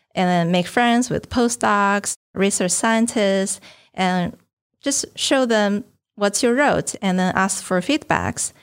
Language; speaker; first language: English; non-native, fluent; Chinese